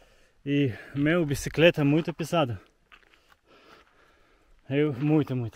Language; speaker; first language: Portuguese; non-native, learner; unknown